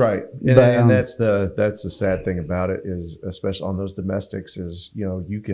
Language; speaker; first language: English; native; English